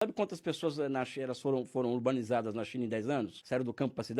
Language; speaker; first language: Portuguese; native; Portuguese